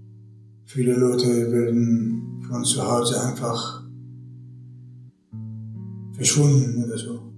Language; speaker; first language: German; non-native, fluent; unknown